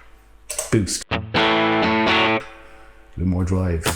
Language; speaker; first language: English; native; English